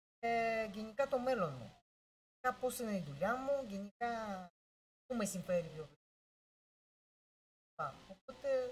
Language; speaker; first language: Greek; non-native, learner; Russian